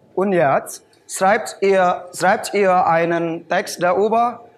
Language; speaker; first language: German; non-native, fluent; Indonesian